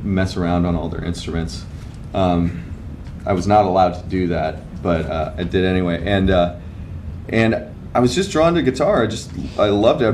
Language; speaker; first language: English; native; English